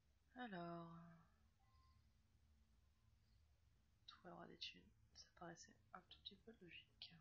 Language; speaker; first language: French; native; French